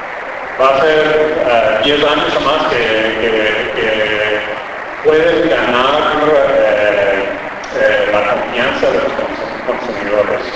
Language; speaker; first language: Spanish; non-native, fluent; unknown